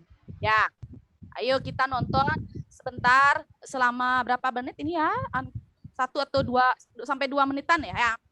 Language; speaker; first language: Indonesian; native; Indonesian